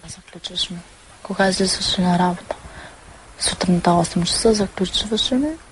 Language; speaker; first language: Bulgarian; non-native, local second language; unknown